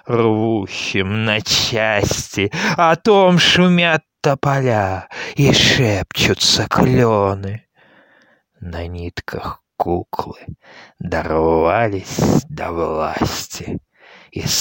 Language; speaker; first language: Russian; native; Russian